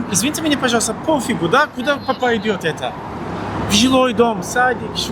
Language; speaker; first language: Russian; non-native, fluent; Turkish